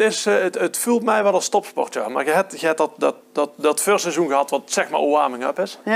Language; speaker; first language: Dutch; native; Dutch